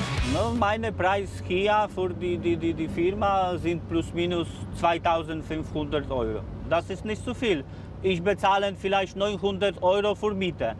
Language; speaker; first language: German; non-native, learner; Polish